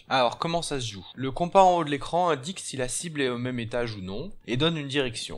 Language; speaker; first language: French; native; French